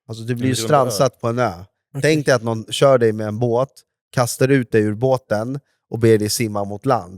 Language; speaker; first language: Swedish; native; Swedish